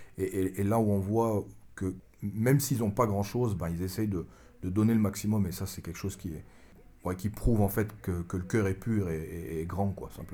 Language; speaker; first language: French; early bilingual, other home language; Albanian